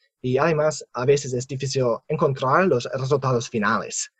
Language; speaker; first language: Spanish; non-native, fluent; English